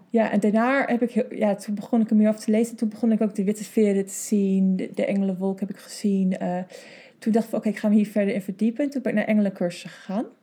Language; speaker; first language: Dutch; non-native, fluent; English